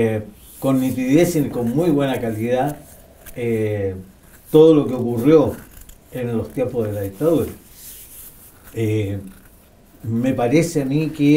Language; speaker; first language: Spanish; native; Spanish